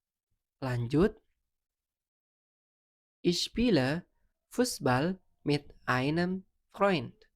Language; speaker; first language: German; non-native, fluent; Indonesian